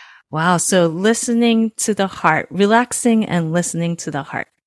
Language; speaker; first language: English; non-native, fluent; Japanese